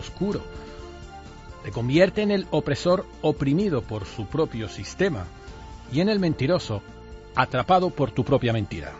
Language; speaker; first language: Spanish; native; Spanish